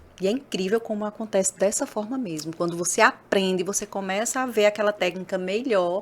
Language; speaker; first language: Portuguese; native; Portuguese